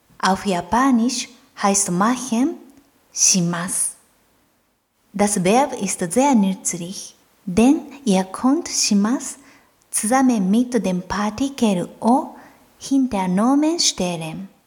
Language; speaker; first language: German; non-native, fluent; Japanese